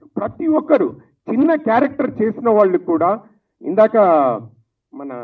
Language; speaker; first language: Telugu; native; Telugu